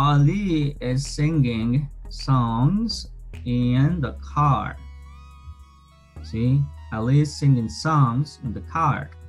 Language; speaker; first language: English; non-native, fluent; Spanish